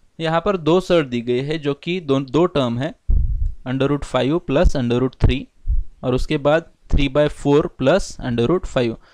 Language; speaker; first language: Hindi; non-native, local second language; Marathi